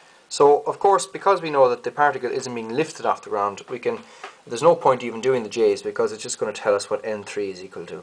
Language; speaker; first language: English; native; English